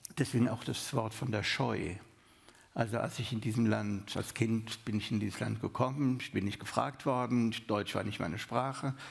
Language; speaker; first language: German; native; German